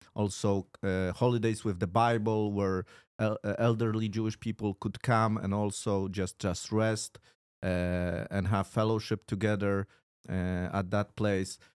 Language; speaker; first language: English; non-native, fluent; Polish